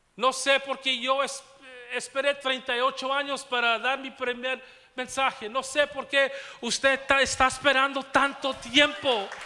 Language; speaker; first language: Spanish; early bilingual, heritage; Spanish